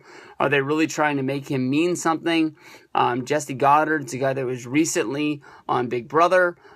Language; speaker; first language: English; native; English